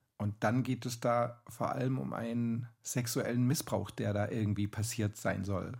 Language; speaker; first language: German; native; German